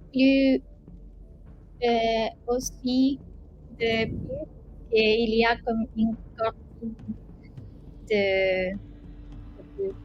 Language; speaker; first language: French; non-native, learner; Spanish